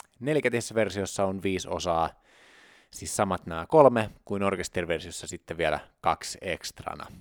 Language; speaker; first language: Finnish; native; Finnish